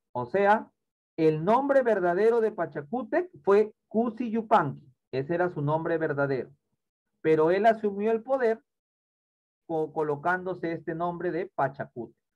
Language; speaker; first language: Spanish; native; Spanish